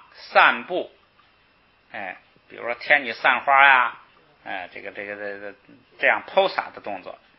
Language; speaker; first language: Chinese; native; Chinese